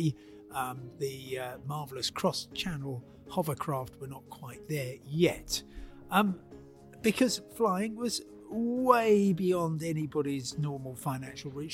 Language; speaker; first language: English; native; English